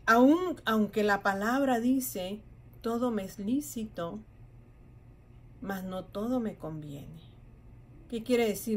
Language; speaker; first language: Spanish; native; Spanish